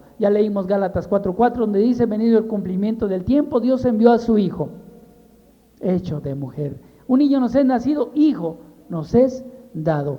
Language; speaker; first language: Spanish; native; Spanish